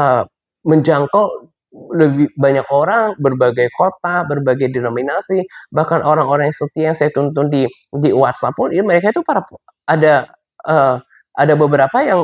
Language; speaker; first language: Indonesian; native; Indonesian